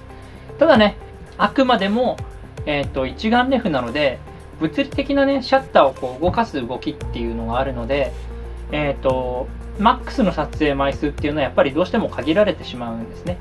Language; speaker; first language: Japanese; native; Japanese